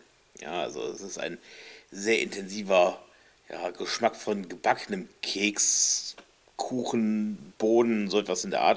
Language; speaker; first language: German; native; German